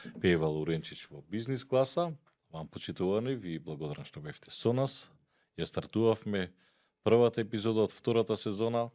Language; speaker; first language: Macedonian; native; Macedonian